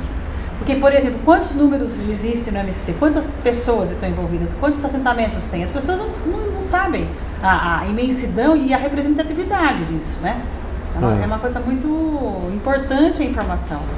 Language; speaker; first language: Portuguese; native; Portuguese